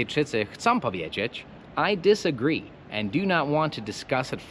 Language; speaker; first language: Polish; non-native, fluent; English